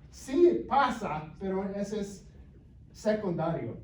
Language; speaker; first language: Spanish; non-native, fluent; English